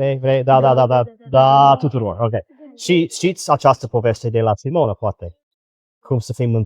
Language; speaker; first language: Romanian; non-native, learner; English